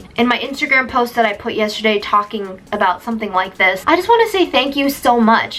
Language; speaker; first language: English; native; English